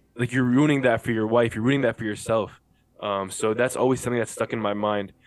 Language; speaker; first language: English; native; English